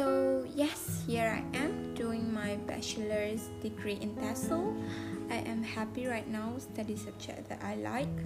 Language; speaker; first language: English; non-native, local second language; Pattani Malay